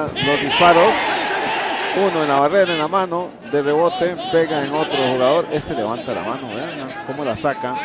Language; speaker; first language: Spanish; native; Spanish